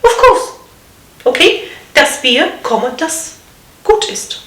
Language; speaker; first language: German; non-native, fluent; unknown